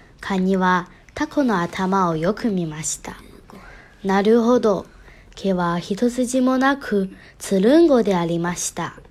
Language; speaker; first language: Japanese; non-native, learner; Chinese